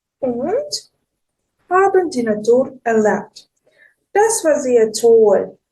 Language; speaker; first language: German; non-native, fluent; Ukrainian